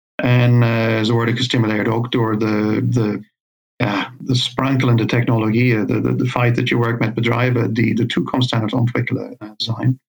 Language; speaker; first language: Dutch; non-native, fluent; English